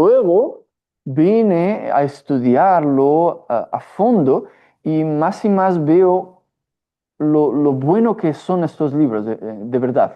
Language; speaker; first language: Spanish; non-native, fluent; Portuguese